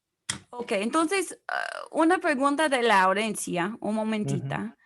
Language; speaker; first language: Spanish; non-native, fluent; English